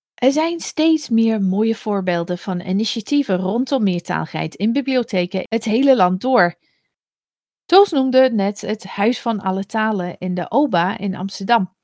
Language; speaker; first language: Dutch; non-native, fluent; English